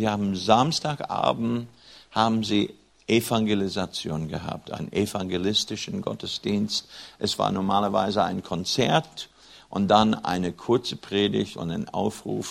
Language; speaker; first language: German; non-native, fluent; English